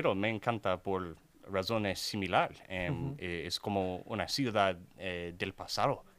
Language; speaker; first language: Spanish; non-native, learner; English